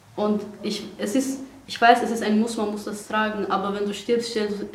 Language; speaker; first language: German; non-native, fluent; Persian